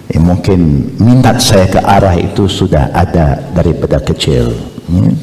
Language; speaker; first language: Malay; non-native, local second language; Chinese